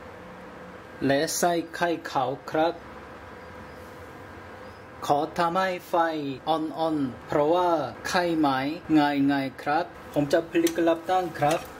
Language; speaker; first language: Thai; non-native, learner; Korean